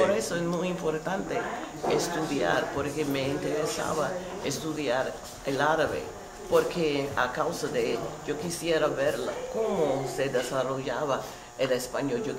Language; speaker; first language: Spanish; non-native, fluent; English